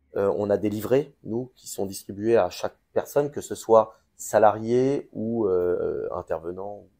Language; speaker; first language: French; native; French